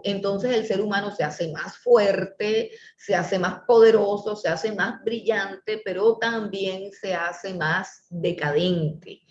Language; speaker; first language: Spanish; native; Spanish